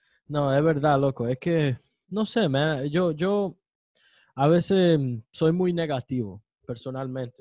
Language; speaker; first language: Spanish; early bilingual, heritage; Spanish